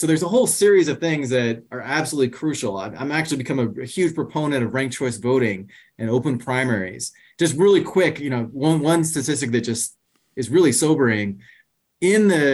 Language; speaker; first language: English; native; English